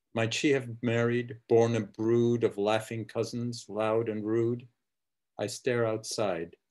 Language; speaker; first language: English; early bilingual, other home language; Czech